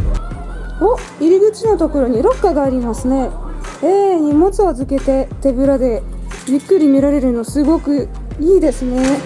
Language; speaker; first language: Japanese; non-native, fluent; Russian